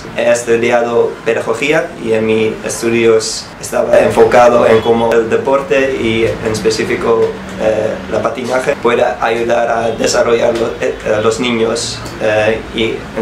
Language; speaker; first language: Spanish; non-native, fluent; Dutch